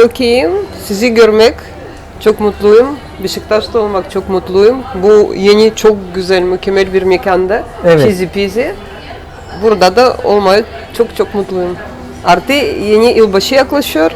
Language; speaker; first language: Turkish; non-native, learner; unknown